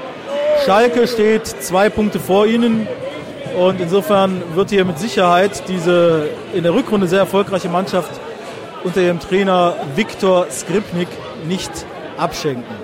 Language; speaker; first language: German; native; German